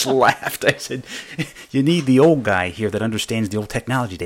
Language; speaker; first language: English; native; English